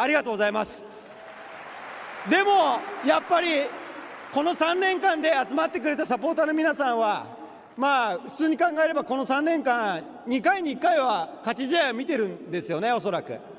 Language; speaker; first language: Japanese; native; Japanese